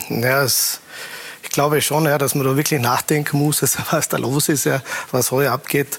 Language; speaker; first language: German; native; German